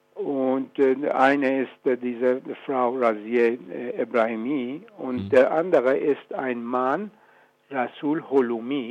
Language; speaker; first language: German; non-native, fluent; Persian